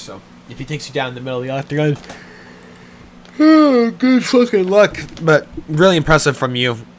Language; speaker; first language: English; native; English